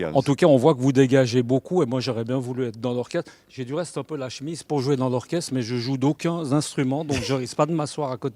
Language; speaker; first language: French; native; French